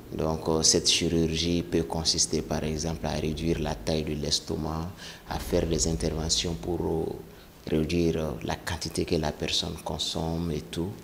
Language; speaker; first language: French; non-native, local second language; Bambara